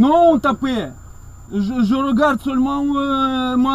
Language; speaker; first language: French; non-native, learner; Russian